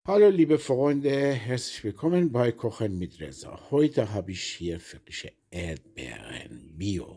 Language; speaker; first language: German; non-native, learner; Persian